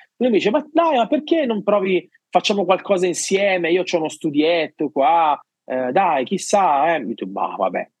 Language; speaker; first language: Italian; native; Italian